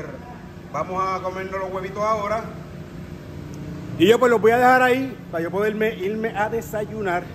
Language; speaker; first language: Spanish; native; Spanish